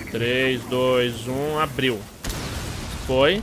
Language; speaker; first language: Portuguese; native; Portuguese